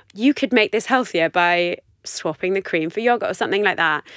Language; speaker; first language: English; native; English